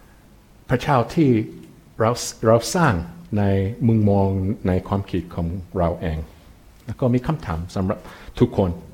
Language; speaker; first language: Thai; non-native, fluent; English